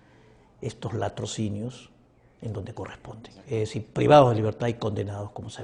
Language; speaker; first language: Spanish; native; Spanish